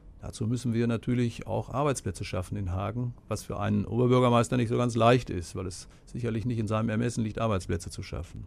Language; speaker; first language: German; native; German